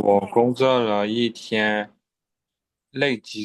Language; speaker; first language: Chinese; non-native, learner; Burmese